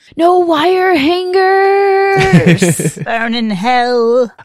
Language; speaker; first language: English; native; English